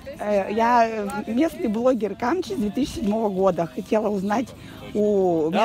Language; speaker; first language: Russian; native; Russian